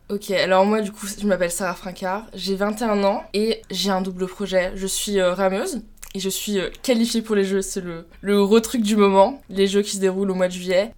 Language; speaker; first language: French; native; French